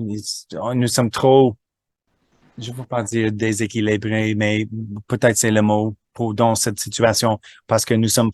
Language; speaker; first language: French; non-native, fluent; English